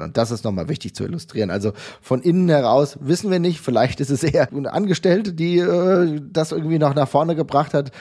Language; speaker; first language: German; native; German